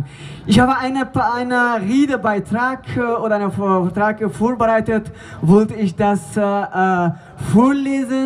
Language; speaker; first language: German; non-native, learner; Persian